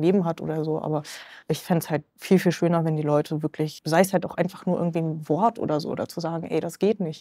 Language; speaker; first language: German; native; German